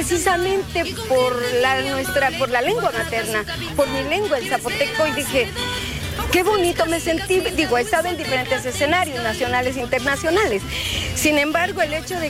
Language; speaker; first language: Spanish; non-native, local second language; Zapotec